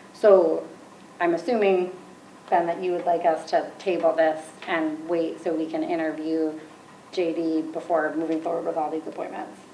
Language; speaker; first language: English; native; English